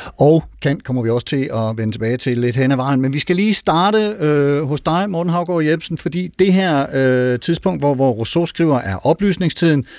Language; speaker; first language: Danish; native; Danish